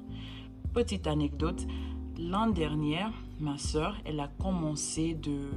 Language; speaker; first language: French; non-native, learner; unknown